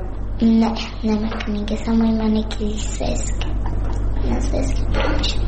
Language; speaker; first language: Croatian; non-native, learner; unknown